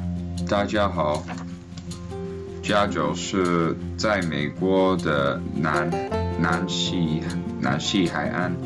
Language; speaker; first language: Chinese; non-native, learner; English